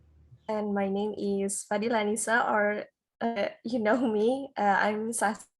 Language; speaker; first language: English; non-native, learner; Indonesian